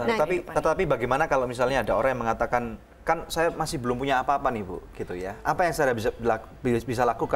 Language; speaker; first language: Indonesian; native; Indonesian